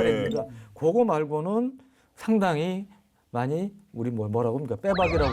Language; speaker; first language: Korean; native; Korean